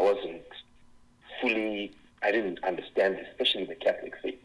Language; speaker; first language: English; non-native, local second language; Shona